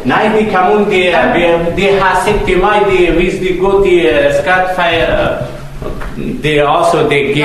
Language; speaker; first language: Danish; non-native, learner; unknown